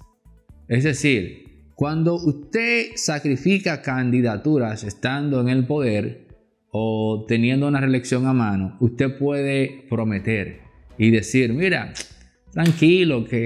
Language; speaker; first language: Spanish; native; Spanish